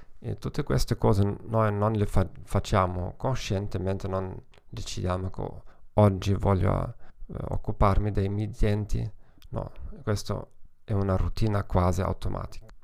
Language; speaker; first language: Italian; non-native, learner; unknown